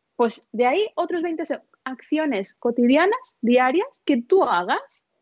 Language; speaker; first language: Spanish; early bilingual, other home language; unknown